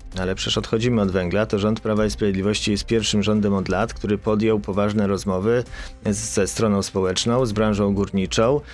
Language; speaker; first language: Polish; native; Polish